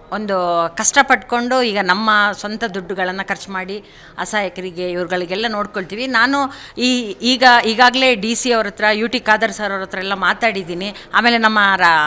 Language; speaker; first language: Kannada; non-native, local second language; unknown